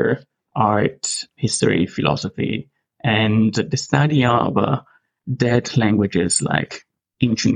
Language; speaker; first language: English; non-native, fluent; Italian